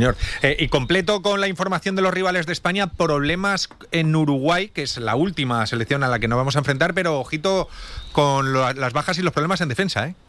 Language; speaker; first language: Spanish; native; Spanish